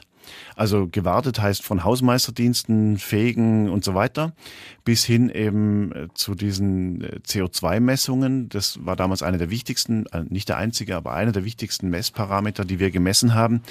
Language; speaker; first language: German; native; German